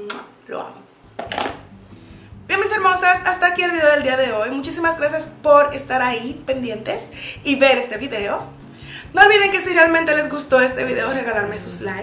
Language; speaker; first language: Spanish; native; Spanish